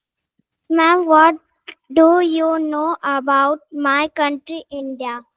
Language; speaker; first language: English; non-native, learner; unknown